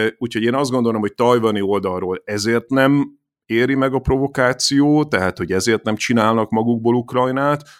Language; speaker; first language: Hungarian; native; Hungarian